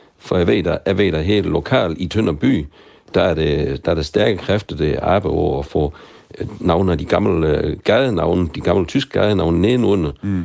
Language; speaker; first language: Danish; non-native, local second language; German